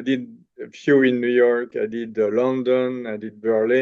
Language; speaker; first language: English; non-native, fluent; French